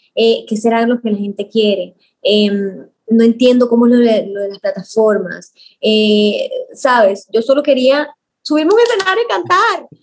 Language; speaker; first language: Spanish; native; Spanish